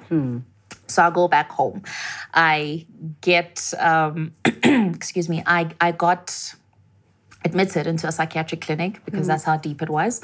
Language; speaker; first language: English; non-native, local second language; Zulu